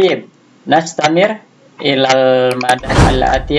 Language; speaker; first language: Arabic; non-native, fluent; Indonesian